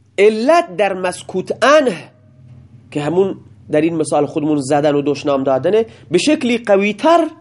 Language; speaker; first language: Persian; non-native, local second language; Baluchi